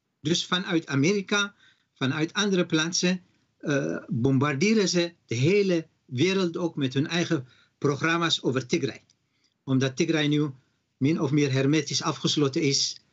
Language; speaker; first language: Dutch; non-native, fluent; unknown